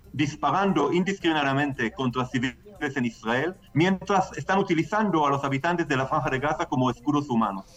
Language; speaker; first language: Spanish; non-native, fluent; Hebrew